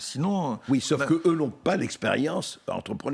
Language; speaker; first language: French; native; French